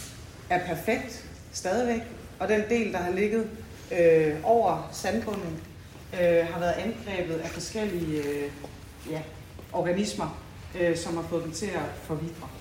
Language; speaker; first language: Danish; native; Danish